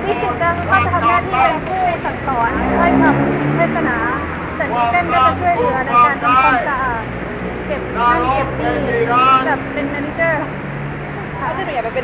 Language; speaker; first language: Thai; native; Thai